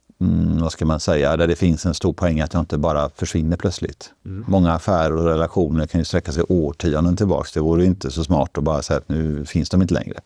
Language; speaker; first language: Swedish; native; Swedish